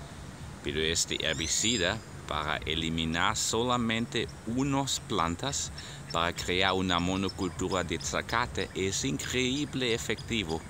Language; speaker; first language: Spanish; non-native, learner; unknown